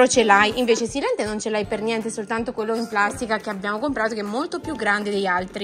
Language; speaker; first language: Italian; native; Italian